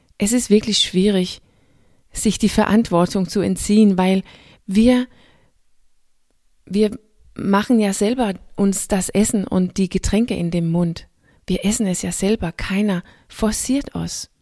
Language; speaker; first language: German; non-native, fluent; Danish